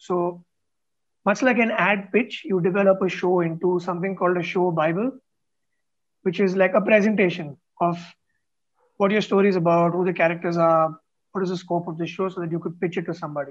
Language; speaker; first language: English; non-native, local second language; Tamil